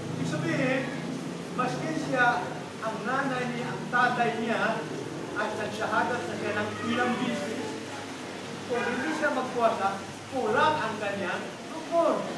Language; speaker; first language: Filipino; non-native, local second language; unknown